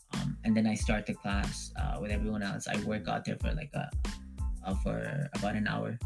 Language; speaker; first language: English; early bilingual, other home language; Hindi